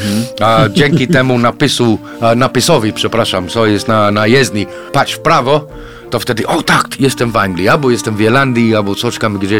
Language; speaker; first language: Polish; non-native, fluent; English